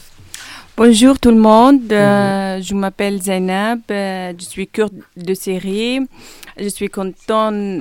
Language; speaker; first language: French; non-native, learner; Kurdish